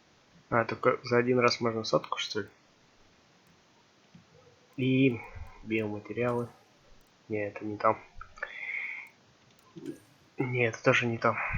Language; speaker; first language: Russian; native; Russian